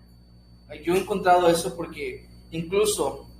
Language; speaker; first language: Spanish; native; Spanish